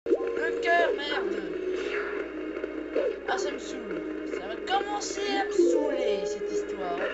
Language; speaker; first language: French; native; French